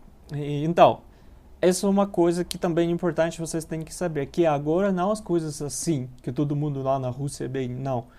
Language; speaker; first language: Portuguese; non-native, learner; Russian